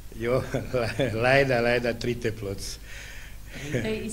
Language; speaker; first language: German; non-native, learner; Serbian